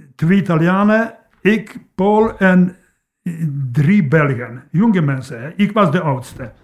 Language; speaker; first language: Dutch; non-native, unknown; Polish